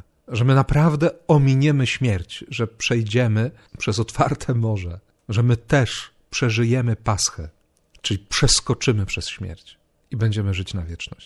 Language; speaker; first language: Polish; native; Polish